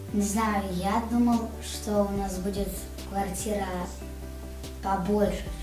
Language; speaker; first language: Russian; early bilingual, heritage; Russian